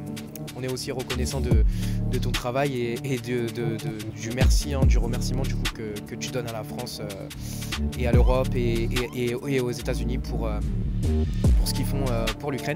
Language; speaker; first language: French; native; French